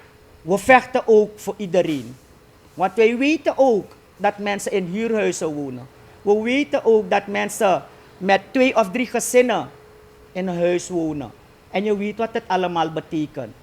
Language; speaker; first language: Dutch; native; Dutch